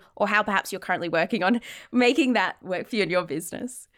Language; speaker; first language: English; native; English